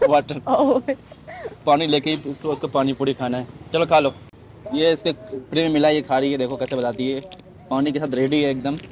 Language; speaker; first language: Hindi; native; Hindi